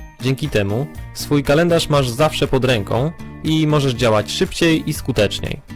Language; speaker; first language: Polish; native; Polish